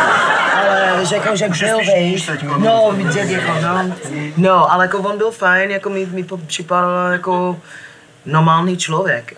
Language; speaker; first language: Czech; non-native, fluent; English